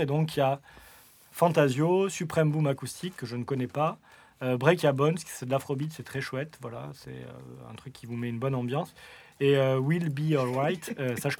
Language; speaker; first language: French; native; French